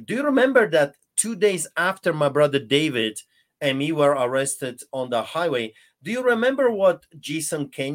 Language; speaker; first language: English; non-native, fluent; Polish